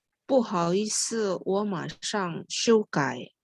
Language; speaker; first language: Chinese; non-native, learner; Indonesian